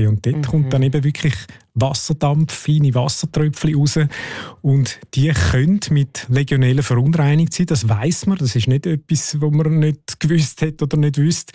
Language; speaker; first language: German; native; German